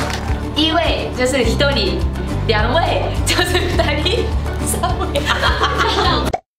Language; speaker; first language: Chinese; non-native, fluent; Japanese